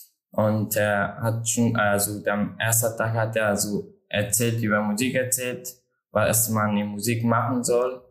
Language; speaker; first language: German; non-native, learner; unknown